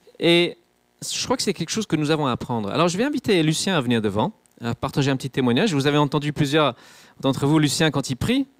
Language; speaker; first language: French; non-native, fluent; English